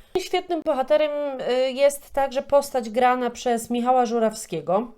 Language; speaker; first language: Polish; native; Polish